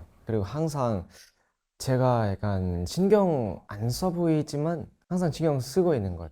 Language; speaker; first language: Korean; non-native, local second language; Thai